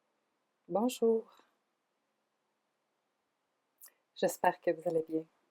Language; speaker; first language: French; native; French